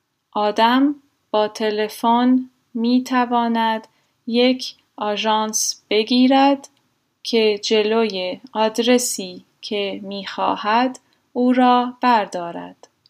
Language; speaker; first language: Persian; non-native, fluent; German